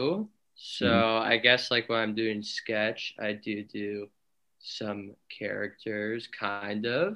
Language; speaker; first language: English; native; English